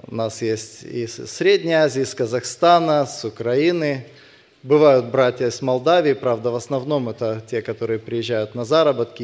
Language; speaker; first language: Russian; native; Russian